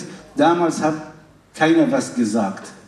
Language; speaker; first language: German; non-native, fluent; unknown